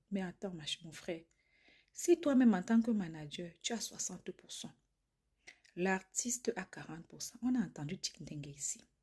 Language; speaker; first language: French; native; French